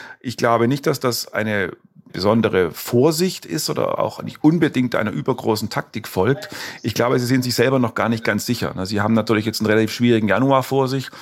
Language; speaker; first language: German; native; German